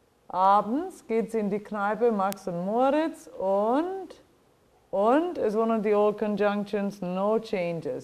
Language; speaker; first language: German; non-native, fluent; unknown